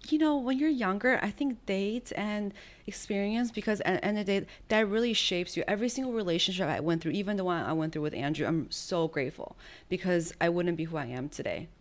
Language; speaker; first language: English; early bilingual, other home language; Chinese